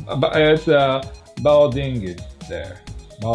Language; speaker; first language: English; non-native, fluent; Croatian